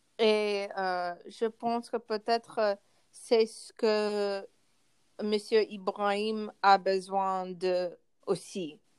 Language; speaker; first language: French; non-native, learner; English